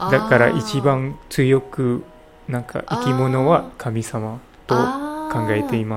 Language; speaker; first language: Japanese; non-native, learner; English